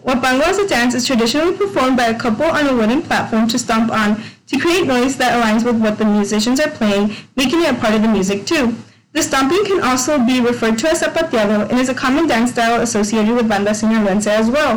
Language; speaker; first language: English; native; English